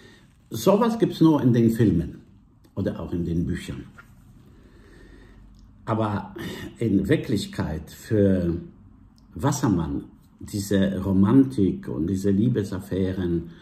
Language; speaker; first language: German; non-native, fluent; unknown